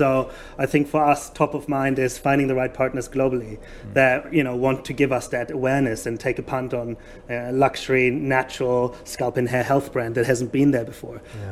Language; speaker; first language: English; non-native, fluent; German